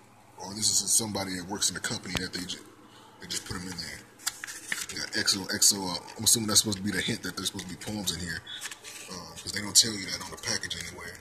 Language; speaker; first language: English; native; English